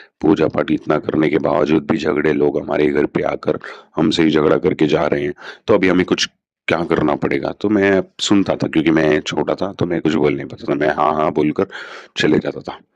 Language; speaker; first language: Hindi; non-native, local second language; Telugu